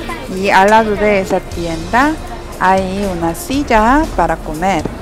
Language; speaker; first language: Spanish; non-native, learner; Korean